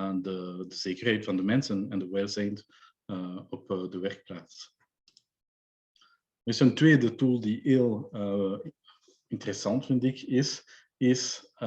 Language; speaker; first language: Dutch; non-native, local second language; French